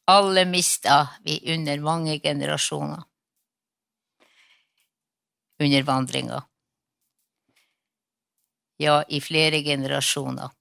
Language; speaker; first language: Norwegian; non-native, local second language; Northern Sami